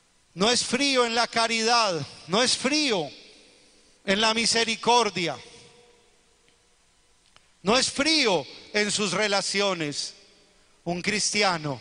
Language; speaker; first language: Spanish; native; Spanish